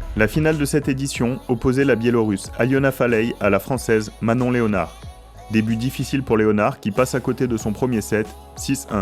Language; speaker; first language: French; native; French